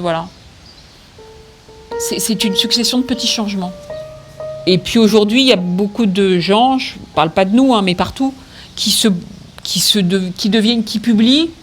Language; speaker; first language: French; native; French